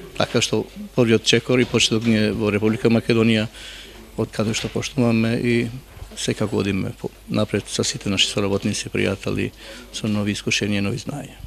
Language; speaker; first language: Macedonian; non-native, local second language; Albanian